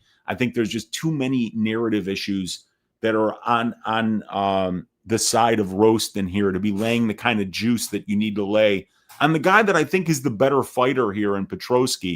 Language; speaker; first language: English; native; English